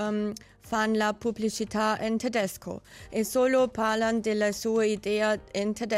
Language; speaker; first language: Italian; non-native, learner; German